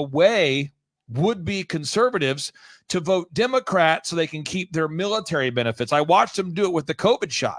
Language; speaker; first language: English; native; English